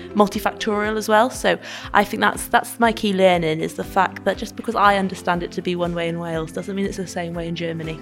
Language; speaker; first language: English; native; English